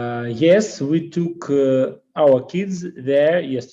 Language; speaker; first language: English; non-native, learner; Russian